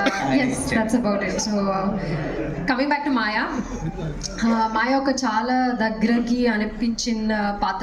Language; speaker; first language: Telugu; non-native, learner; Malayalam